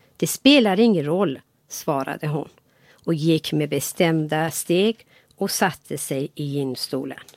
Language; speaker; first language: Swedish; non-native, fluent; Persian